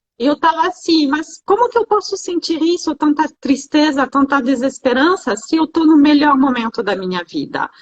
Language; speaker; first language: Portuguese; non-native, fluent; French